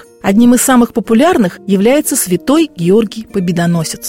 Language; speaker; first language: Russian; native; Russian